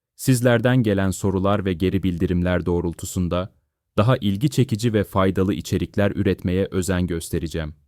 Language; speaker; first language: Turkish; non-native, fluent; Korean